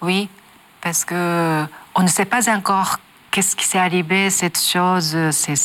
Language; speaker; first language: French; non-native, learner; Japanese